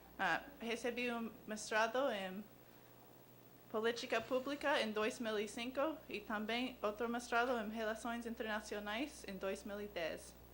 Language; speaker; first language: Portuguese; non-native, learner; English